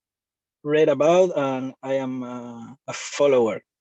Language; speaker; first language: English; non-native, learner; Spanish